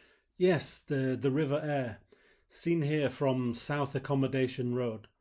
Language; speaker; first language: English; native; English